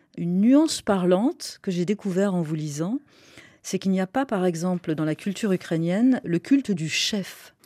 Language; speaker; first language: French; native; French